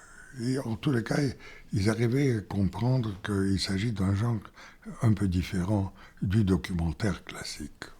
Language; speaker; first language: French; non-native, fluent; Bulgarian